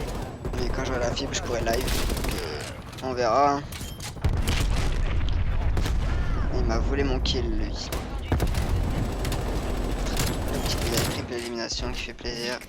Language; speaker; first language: French; native; French